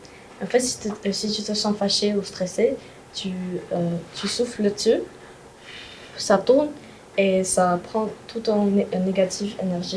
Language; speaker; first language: French; non-native, local second language; English